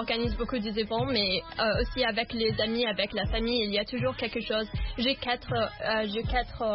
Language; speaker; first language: French; non-native, learner; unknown